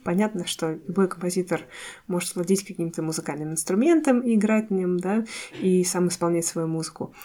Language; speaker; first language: Russian; native; Russian